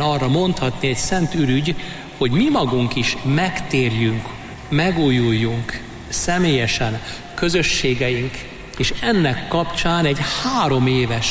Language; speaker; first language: Hungarian; native; Hungarian